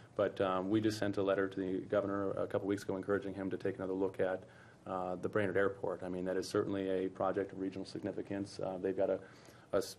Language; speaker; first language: English; native; English